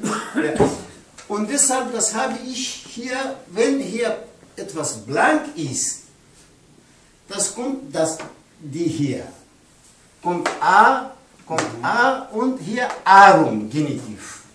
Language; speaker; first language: German; non-native, learner; Pashto